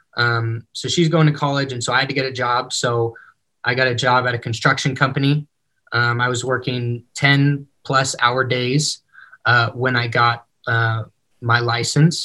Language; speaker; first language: English; native; English